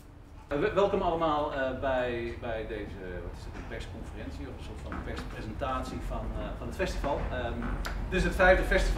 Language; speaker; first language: Dutch; native; Dutch